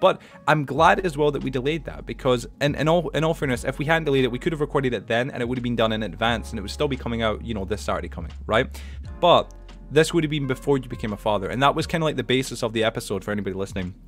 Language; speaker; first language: English; native; English